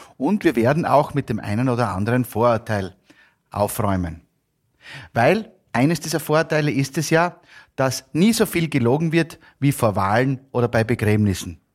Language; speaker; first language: German; native; German